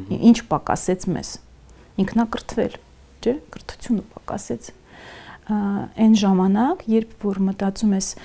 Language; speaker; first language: Armenian; native; Armenian